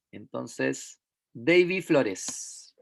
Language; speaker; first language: Spanish; native; Spanish